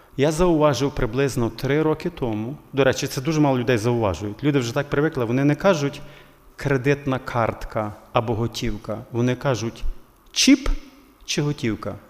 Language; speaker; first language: Ukrainian; native; Ukrainian